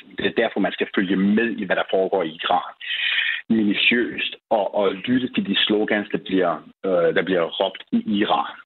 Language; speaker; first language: Danish; early bilingual, other home language; Persian